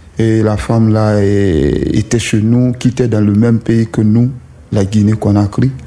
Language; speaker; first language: French; non-native, local second language; Susu